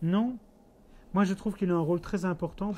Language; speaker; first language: French; native; French